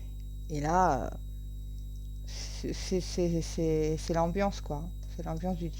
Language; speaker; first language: French; native; French